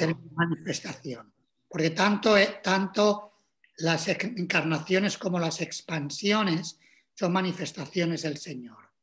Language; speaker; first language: Spanish; native; Spanish